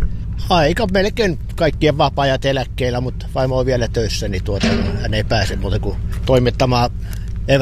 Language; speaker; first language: Finnish; native; Finnish